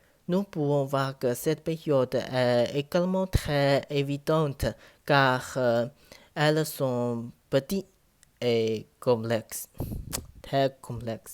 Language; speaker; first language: French; non-native, learner; Chinese